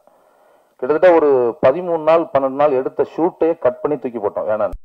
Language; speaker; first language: Tamil; native; Tamil